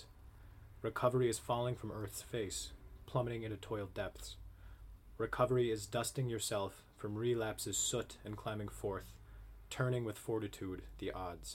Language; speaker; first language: English; native; English